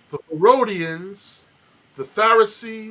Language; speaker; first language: English; native; English